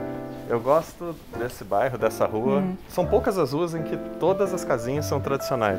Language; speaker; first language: Portuguese; native; Portuguese